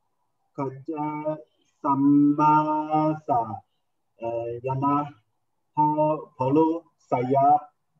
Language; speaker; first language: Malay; non-native, learner; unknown